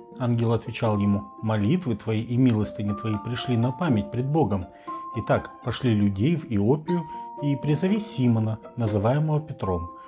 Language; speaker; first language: Russian; native; Russian